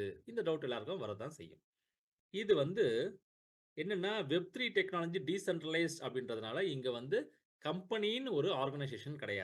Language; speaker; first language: Tamil; native; Tamil